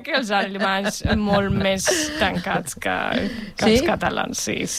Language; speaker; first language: Catalan; non-native, fluent; German